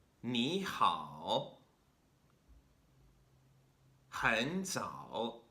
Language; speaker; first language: Chinese; non-native, fluent; English